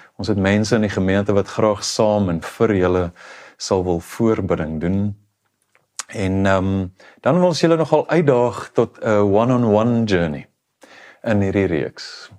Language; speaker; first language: Afrikaans; native; Afrikaans